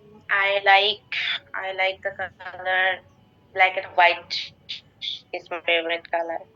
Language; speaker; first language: English; non-native, learner; Bangla